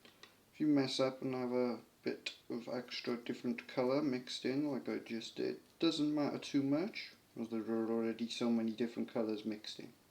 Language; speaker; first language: English; native; English